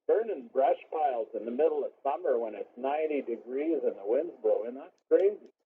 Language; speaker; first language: English; native; English